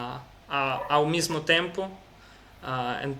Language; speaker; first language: Portuguese; non-native, learner; Russian